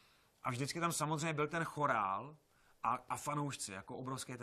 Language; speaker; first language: Czech; native; Czech